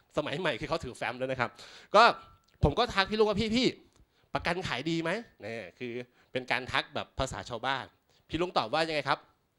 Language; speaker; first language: Thai; native; Thai